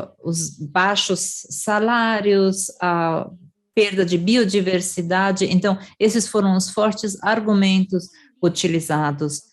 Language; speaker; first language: Portuguese; non-native, fluent; German